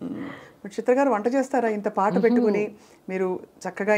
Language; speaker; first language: Telugu; native; Telugu